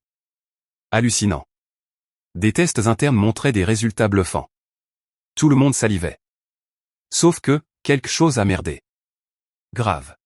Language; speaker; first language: French; native; French